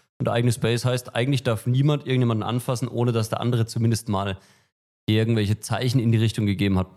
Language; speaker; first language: German; native; German